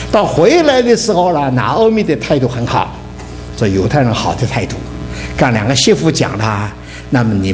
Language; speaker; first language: Chinese; native; Chinese